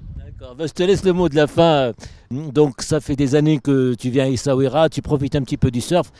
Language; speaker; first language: French; native; French